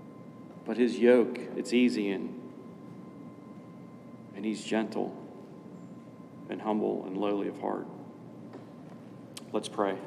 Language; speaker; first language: English; native; English